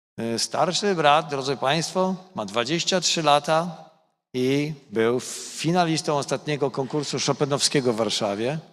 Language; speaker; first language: Polish; native; Polish